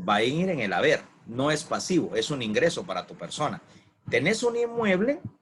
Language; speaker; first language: Spanish; native; Spanish